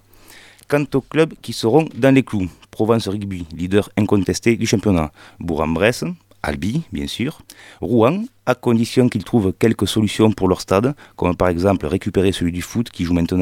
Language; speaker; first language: French; native; French